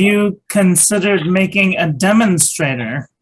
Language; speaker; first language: English; native; English